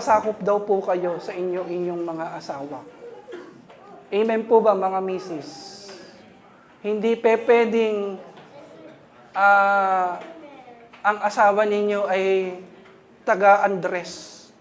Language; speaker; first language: Filipino; native; Filipino